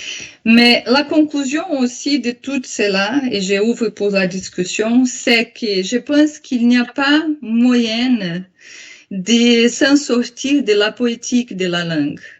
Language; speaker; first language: French; non-native, fluent; Portuguese